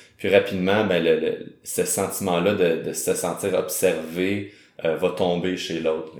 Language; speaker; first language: French; native; French